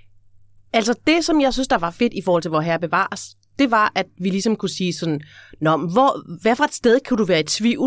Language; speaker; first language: Danish; native; Danish